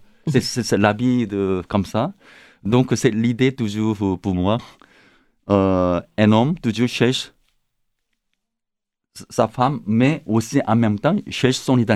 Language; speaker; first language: French; non-native, learner; Korean